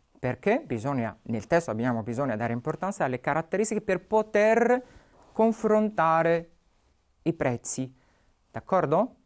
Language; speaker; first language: Italian; non-native, fluent; Arabic